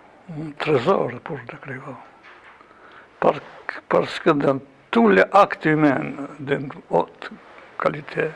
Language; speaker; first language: French; non-native, fluent; Albanian